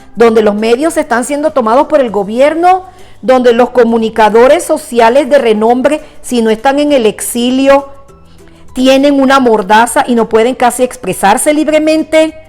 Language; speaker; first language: Spanish; native; Spanish